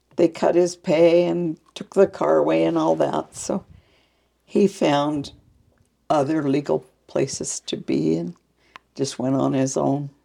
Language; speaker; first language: English; native; English